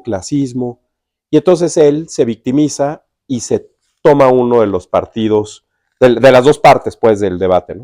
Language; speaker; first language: Spanish; native; Spanish